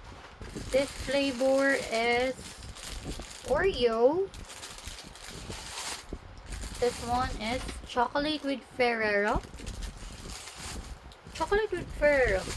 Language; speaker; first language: English; non-native, local second language; Filipino